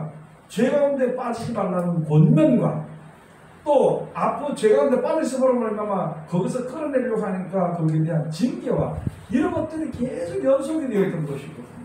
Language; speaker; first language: Korean; native; Korean